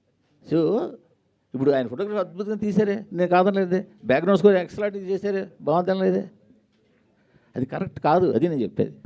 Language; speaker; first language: Telugu; native; Telugu